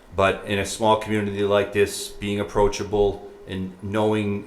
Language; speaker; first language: English; native; English